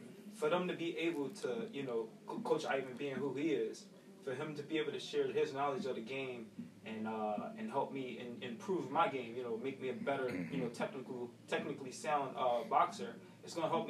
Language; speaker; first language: English; native; English